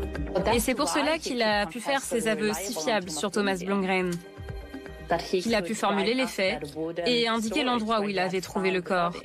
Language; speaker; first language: French; native; French